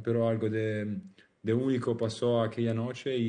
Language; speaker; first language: Spanish; non-native, learner; Italian